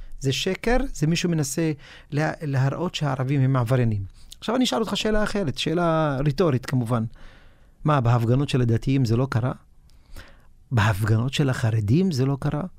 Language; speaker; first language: Hebrew; non-native, local second language; Arabic